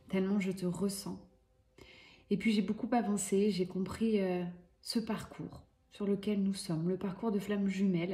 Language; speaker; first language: French; native; French